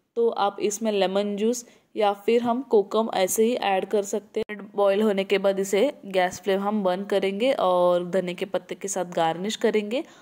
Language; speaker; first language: Hindi; native; Hindi